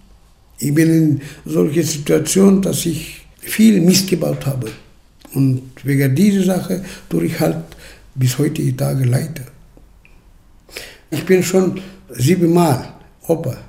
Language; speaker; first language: German; early bilingual, heritage; German